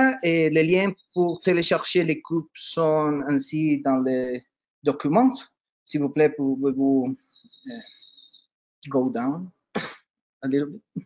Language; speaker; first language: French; non-native, learner; Spanish